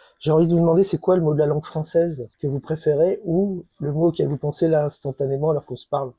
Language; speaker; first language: French; native; French